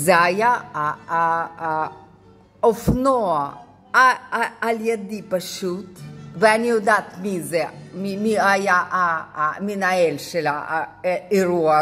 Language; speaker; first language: Hebrew; non-native, fluent; Russian